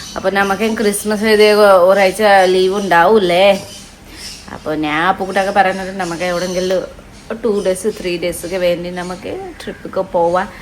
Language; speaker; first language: Malayalam; non-native, learner; Nepali